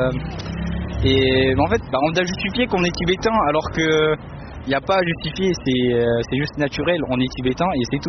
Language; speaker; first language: French; early bilingual, other home language; Tibetan